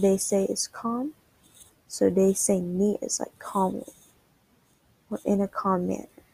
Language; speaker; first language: English; native; English